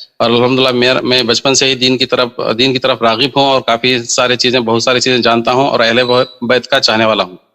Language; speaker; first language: Urdu; native; Urdu